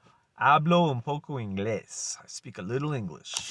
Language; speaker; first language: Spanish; non-native, learner; English